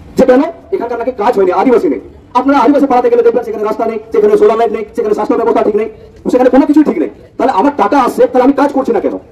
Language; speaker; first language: Bangla; non-native, local second language; Santali